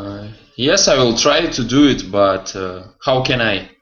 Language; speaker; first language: English; non-native, learner; Russian